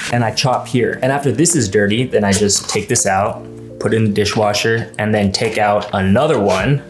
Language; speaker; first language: English; non-native, fluent; Spanish